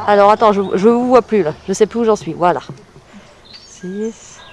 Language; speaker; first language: French; native; French